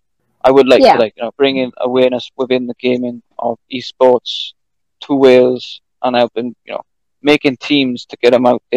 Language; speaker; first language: English; native; English